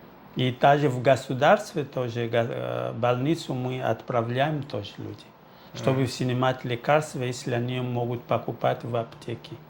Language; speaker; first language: Russian; non-native, fluent; Portuguese